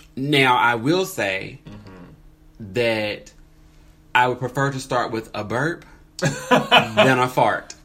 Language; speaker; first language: English; native; English